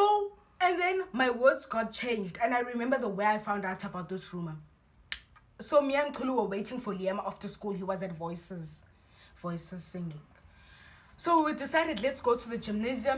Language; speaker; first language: English; non-native, local second language; Xhosa